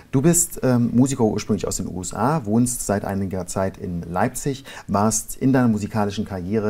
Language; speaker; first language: German; native; German